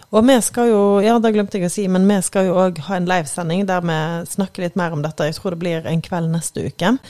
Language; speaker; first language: Norwegian; native; Norwegian